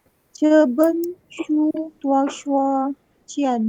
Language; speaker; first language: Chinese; non-native, learner; Malay